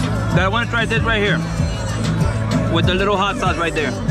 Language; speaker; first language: English; early bilingual, other home language; Spanish